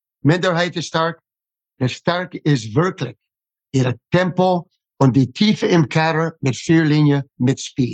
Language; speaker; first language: German; non-native, fluent; English